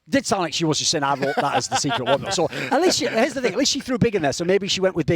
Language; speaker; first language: English; native; English